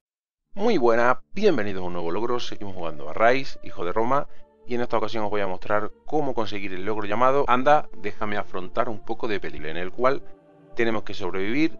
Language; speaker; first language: Spanish; native; Spanish